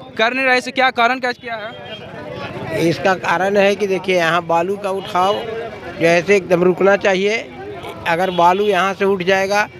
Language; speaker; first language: Hindi; native; Hindi